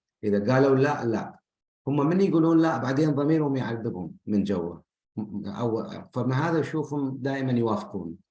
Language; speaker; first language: Arabic; native; Arabic